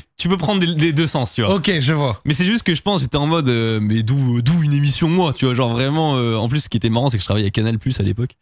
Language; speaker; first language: French; native; French